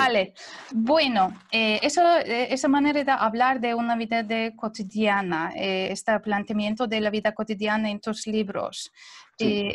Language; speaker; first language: Spanish; non-native, fluent; Turkish